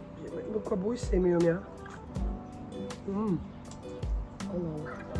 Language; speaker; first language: Turkish; early bilingual, heritage; Turkish